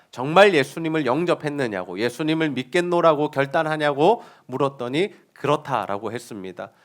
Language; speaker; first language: Korean; native; Korean